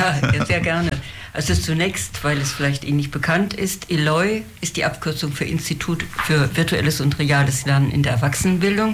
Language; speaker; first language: German; native; German